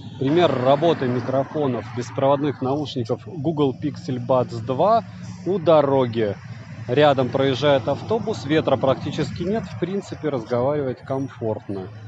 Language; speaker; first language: Russian; native; Russian